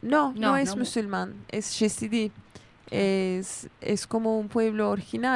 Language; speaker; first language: Spanish; non-native, fluent; Kurdish